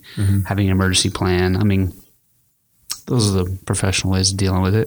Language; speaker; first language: English; native; English